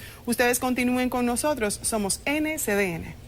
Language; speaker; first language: Spanish; native; Spanish